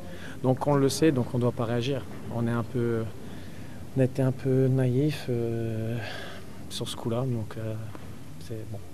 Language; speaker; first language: French; native; French